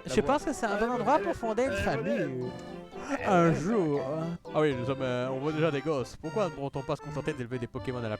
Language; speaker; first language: French; native; French